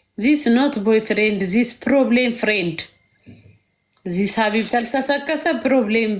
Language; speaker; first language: English; non-native, learner; Amharic